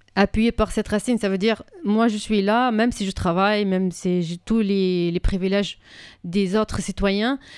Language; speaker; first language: French; non-native, fluent; Arabic